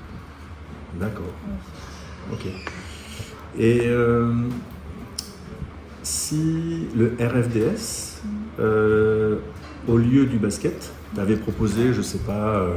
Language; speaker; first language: French; native; French